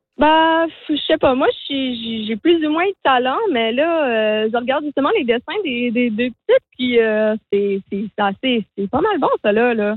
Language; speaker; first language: French; native; French